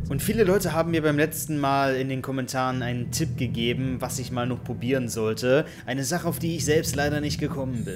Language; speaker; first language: German; native; German